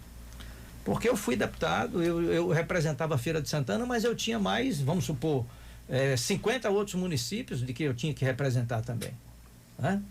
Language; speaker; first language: Portuguese; native; Portuguese